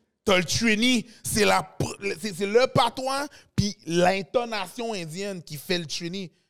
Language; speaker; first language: French; native; French